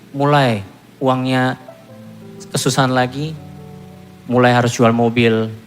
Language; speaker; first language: Indonesian; non-native, fluent; Korean